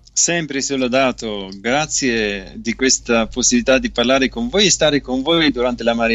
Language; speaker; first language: Italian; non-native, fluent; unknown